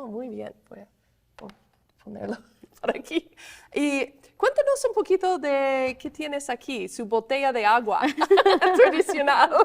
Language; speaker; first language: Spanish; non-native, fluent; English